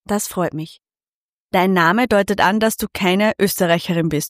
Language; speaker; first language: German; native; German